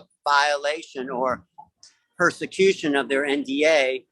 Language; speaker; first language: English; native; English